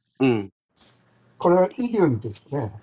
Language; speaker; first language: Japanese; non-native, learner; Chinese